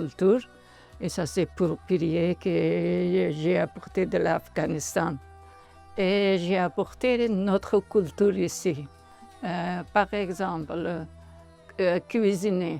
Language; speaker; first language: French; non-native, learner; Persian